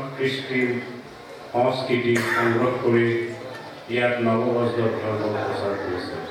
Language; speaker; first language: Assamese; non-native, local second language; Mising